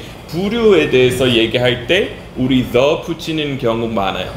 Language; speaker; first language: Korean; non-native, fluent; English